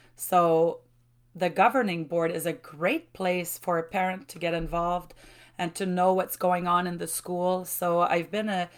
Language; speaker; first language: English; non-native, fluent; French